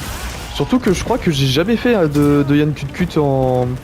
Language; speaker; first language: French; native; French